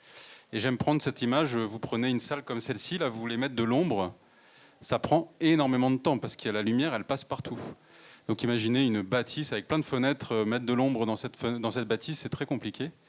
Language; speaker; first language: French; native; French